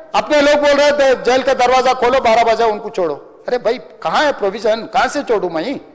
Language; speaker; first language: Hindi; non-native, local second language; Telugu